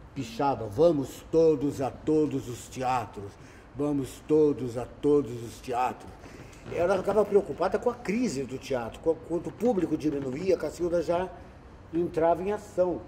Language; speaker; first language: Portuguese; native; Portuguese